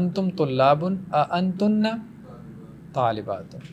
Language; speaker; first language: Arabic; non-native, fluent; Urdu